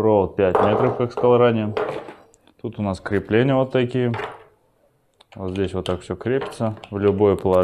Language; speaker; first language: Russian; native; Russian